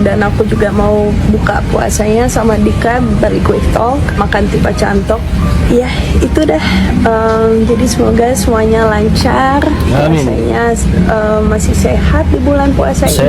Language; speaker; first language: Indonesian; non-native, fluent; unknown